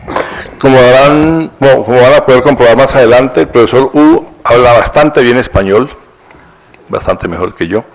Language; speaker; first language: Spanish; native; Spanish